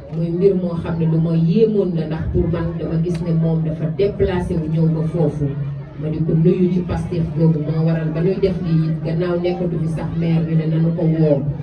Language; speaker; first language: Wolof; native; Wolof